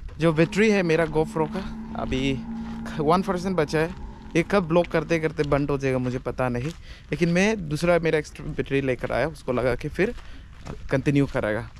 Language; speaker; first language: Hindi; non-native, local second language; Adi